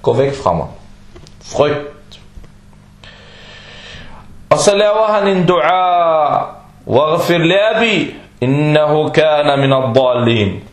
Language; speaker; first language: Danish; non-native, fluent; Arabic